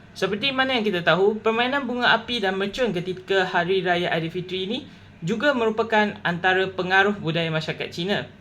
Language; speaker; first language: Malay; non-native, local second language; Chinese